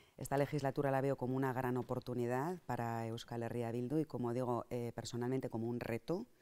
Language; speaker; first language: Spanish; native; Spanish